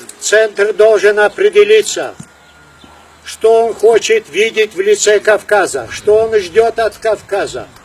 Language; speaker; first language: Russian; non-native, local second language; Adyghe